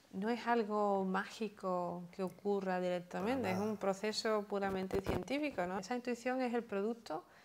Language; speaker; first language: Spanish; native; Spanish